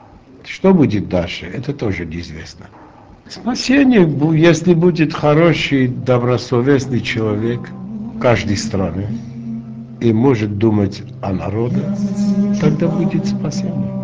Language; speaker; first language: Russian; non-native, local second language; Armenian